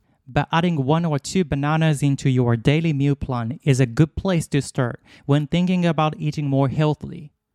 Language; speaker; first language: English; non-native, fluent; Japanese